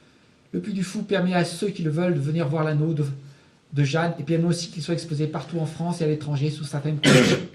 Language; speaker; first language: French; native; French